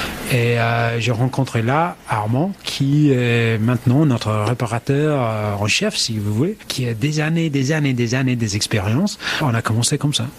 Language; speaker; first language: French; non-native, fluent; English